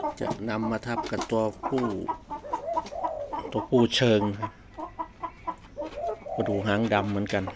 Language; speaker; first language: Thai; native; Thai